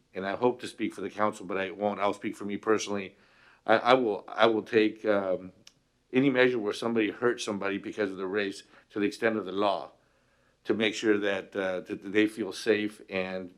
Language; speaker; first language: English; early bilingual, other home language; Spanish